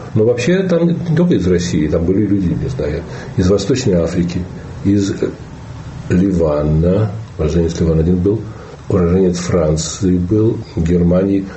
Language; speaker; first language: Russian; native; Russian